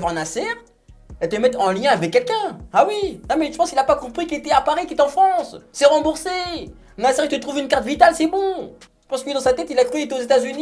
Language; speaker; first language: French; native; French